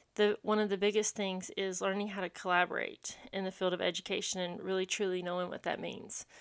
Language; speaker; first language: English; native; English